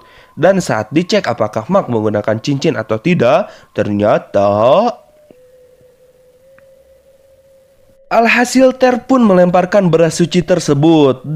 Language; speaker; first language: Indonesian; native; Indonesian